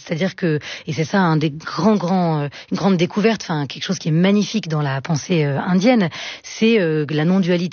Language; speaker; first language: French; native; French